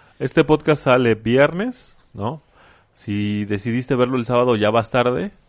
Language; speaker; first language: Spanish; native; Spanish